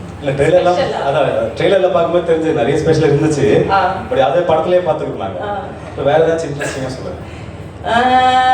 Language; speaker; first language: Tamil; native; Tamil